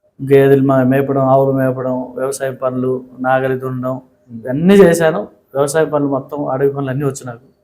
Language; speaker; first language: Telugu; non-native, local second language; Kannada